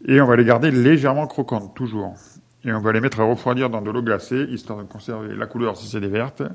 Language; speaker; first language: French; native; French